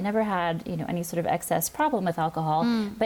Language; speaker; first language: English; native; English